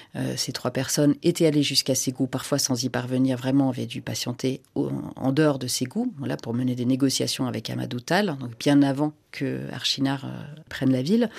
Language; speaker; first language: French; non-native, local second language; Finnish